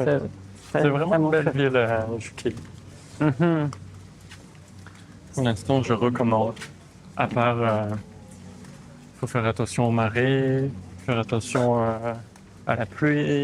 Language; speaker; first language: French; native; French